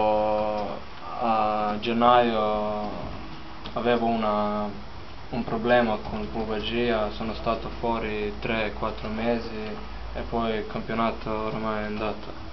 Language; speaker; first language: Italian; non-native, fluent; Slovenian